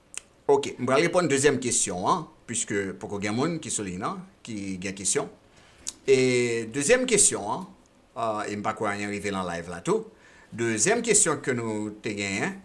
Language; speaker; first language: French; non-native, local second language; Haitian Creole